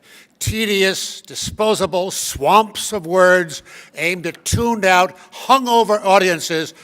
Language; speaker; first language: English; native; English